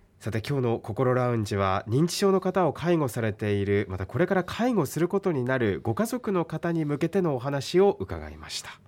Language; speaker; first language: Japanese; native; Japanese